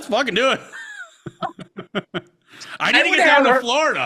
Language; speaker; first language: English; native; English